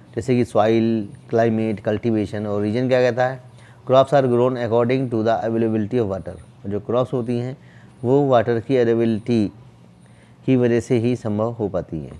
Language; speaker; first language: Hindi; native; Hindi